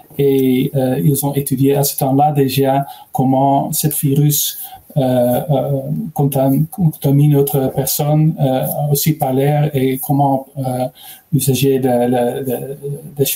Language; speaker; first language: French; non-native, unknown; Dutch